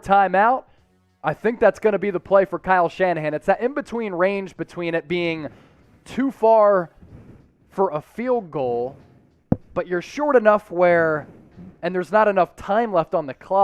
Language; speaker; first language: English; native; English